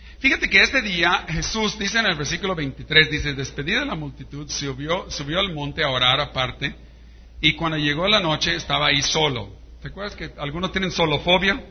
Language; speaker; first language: Spanish; early bilingual, heritage; Spanish